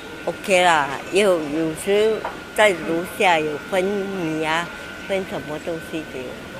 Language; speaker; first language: Chinese; non-native, local second language; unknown